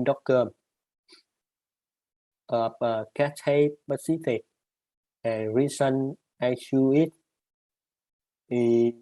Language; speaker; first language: English; non-native, learner; Vietnamese